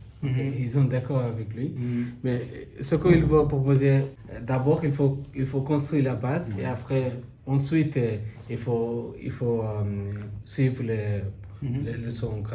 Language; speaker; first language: French; non-native, learner; Bangla